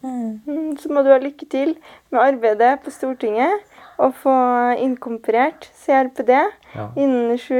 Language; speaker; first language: Norwegian; native; Norwegian